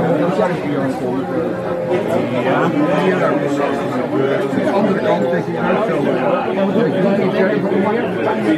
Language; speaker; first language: Dutch; native; Dutch